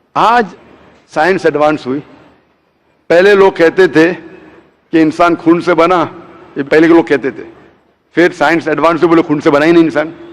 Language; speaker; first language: Hindi; non-native, local second language; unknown